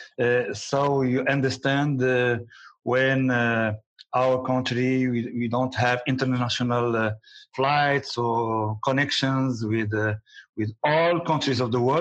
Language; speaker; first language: English; non-native, learner; Arabic